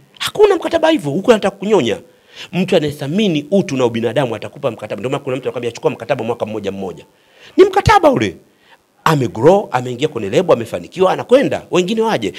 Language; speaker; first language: Swahili; native; Swahili